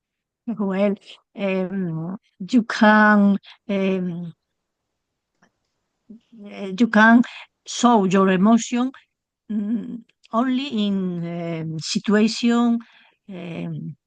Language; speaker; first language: English; non-native, learner; Spanish